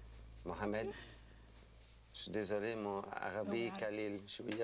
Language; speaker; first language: French; native; French